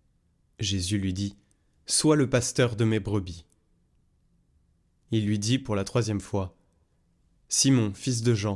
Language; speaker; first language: French; native; French